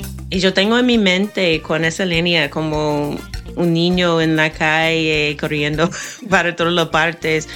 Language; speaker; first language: Spanish; non-native, fluent; English